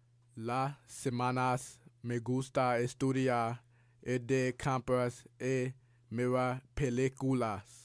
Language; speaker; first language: Spanish; non-native, learner; English